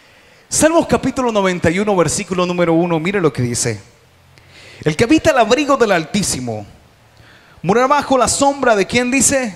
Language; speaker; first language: Spanish; native; Spanish